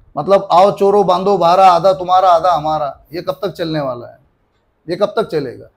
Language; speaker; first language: Hindi; non-native, local second language; Marathi